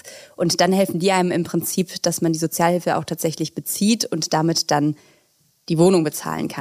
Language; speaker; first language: German; native; German